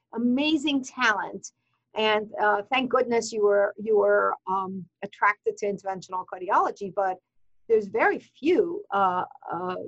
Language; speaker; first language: English; non-native, fluent; Persian